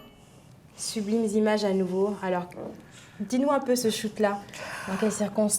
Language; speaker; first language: French; native; French